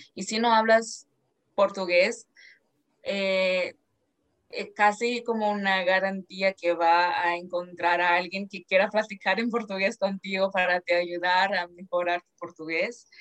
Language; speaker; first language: Spanish; non-native, fluent; Portuguese